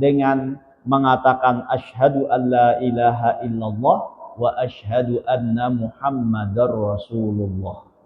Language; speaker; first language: Indonesian; non-native, local second language; Banjar